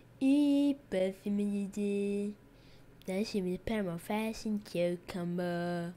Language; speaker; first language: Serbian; early bilingual, heritage; Serbian